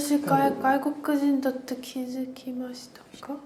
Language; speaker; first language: Japanese; non-native, learner; Korean